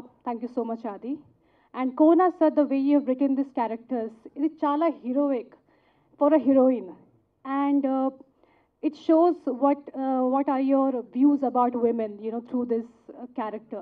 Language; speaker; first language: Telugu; non-native, local second language; Hindi